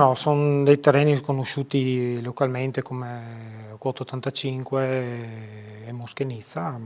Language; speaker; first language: Italian; native; Italian